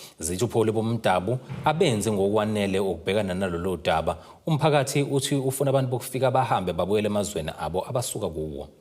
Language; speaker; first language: Zulu; native; Zulu